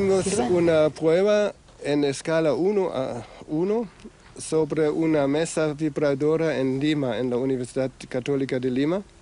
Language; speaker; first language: Spanish; non-native, fluent; German